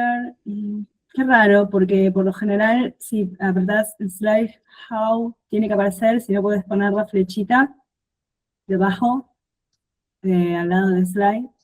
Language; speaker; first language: Spanish; native; Spanish